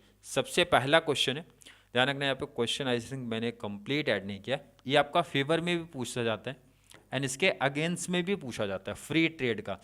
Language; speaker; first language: Hindi; native; Hindi